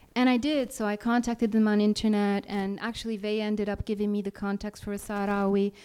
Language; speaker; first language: English; non-native, fluent; Italian